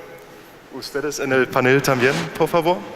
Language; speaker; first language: Spanish; non-native, learner; German